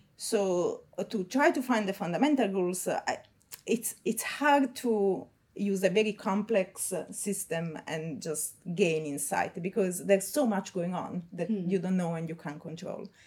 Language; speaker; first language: English; non-native, fluent; Italian